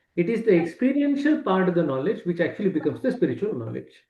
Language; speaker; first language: English; non-native, local second language; Kannada